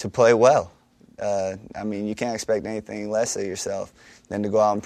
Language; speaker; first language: English; native; English